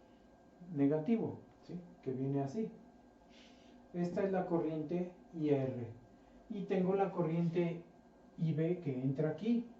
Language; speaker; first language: Spanish; native; Spanish